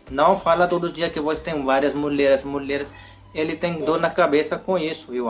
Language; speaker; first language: Portuguese; non-native, learner; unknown